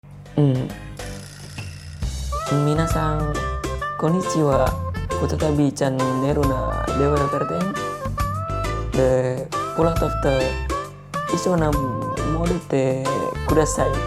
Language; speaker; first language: Japanese; non-native, learner; Indonesian